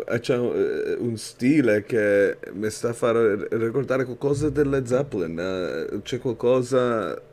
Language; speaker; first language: Italian; early bilingual, heritage; Italian